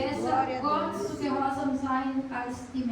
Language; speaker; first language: German; non-native, fluent; Portuguese